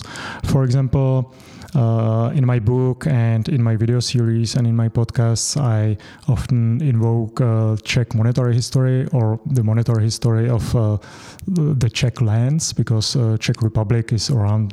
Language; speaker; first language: English; non-native, fluent; Czech